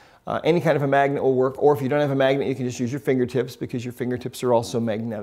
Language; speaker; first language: English; native; English